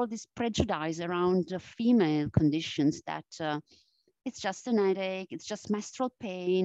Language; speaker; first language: English; non-native, fluent; Italian